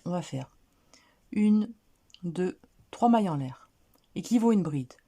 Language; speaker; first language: French; native; French